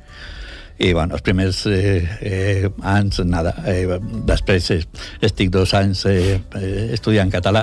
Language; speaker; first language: Catalan; non-native, learner; Portuguese